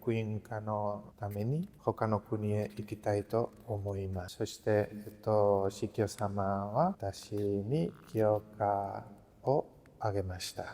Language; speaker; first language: Japanese; non-native, learner; Spanish